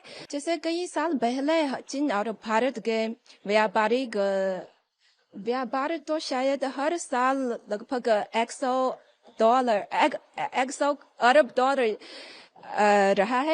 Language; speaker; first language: Hindi; non-native, fluent; Chinese